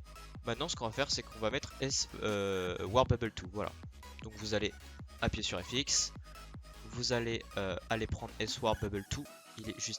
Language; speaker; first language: French; native; French